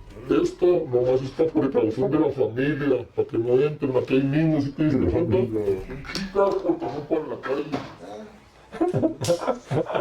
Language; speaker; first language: Spanish; native; Spanish